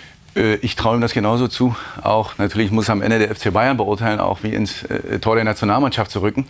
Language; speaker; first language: German; native; German